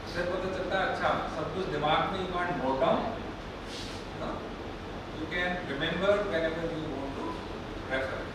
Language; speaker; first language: English; non-native, local second language; Hindi